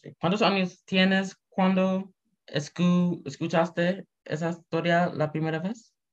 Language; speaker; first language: Spanish; non-native, learner; English